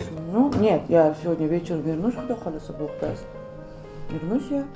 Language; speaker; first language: Russian; non-native, local second language; Uzbek